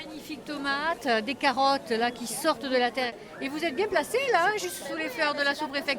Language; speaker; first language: French; native; French